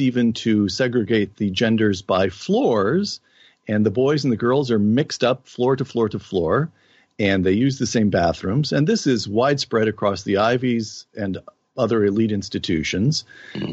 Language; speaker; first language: English; native; English